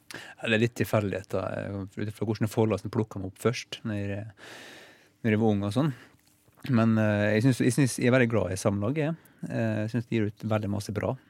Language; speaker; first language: Norwegian; native; Norwegian